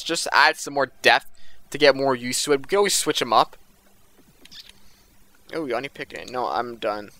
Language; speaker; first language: English; native; English